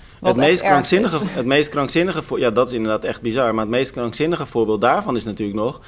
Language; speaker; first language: Dutch; native; Dutch